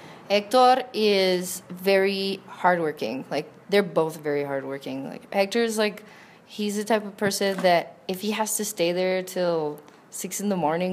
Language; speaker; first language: English; early bilingual, other home language; Spanish